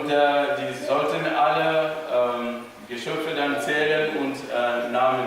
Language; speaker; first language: German; non-native, fluent; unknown